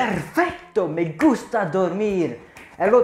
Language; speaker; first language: Spanish; non-native, learner; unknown